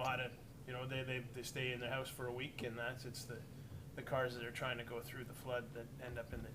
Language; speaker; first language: English; native; English